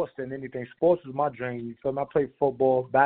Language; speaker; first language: English; native; English